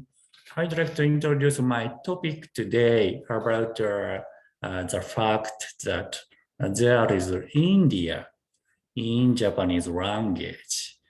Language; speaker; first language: English; non-native, learner; Japanese